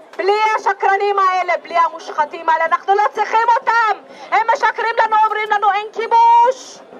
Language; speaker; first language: Hebrew; non-native, local second language; Arabic